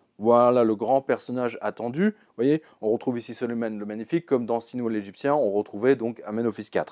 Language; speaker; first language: French; native; French